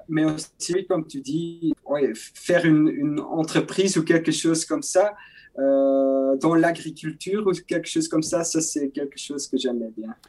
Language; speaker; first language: French; non-native, local second language; Dutch